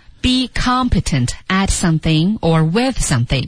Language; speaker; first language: English; non-native, fluent; Chinese